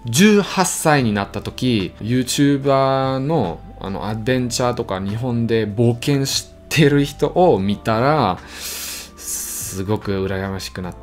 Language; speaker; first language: Japanese; non-native, learner; German